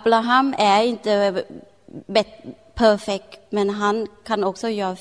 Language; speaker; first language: Swedish; non-native, learner; Thai